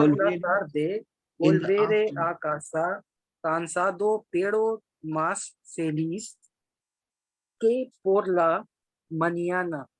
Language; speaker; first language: Spanish; non-native, learner; Hindi